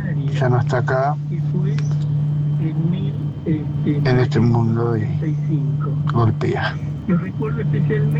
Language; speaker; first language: Spanish; native; Spanish